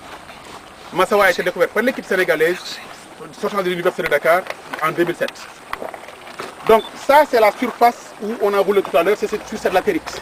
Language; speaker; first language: French; non-native, local second language; Wolof